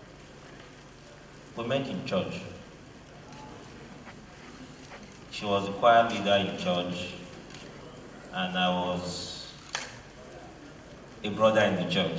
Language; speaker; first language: English; non-native, local second language; Esan